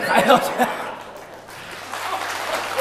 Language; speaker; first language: Chinese; native; Chinese